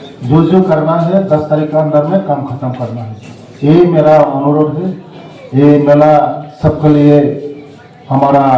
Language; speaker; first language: Hindi; non-native, local second language; Kok Borok